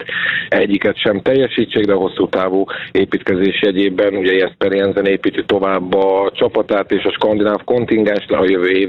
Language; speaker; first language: Hungarian; native; Hungarian